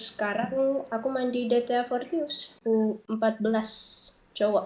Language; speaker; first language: Indonesian; early bilingual, heritage; Dutch